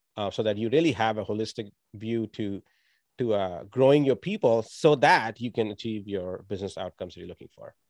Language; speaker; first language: English; non-native, local second language; Tamil